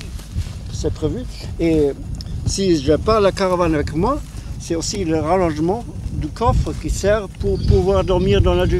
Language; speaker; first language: French; non-native, fluent; German